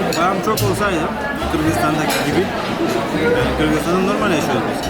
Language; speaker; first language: Turkish; non-native, learner; Uzbek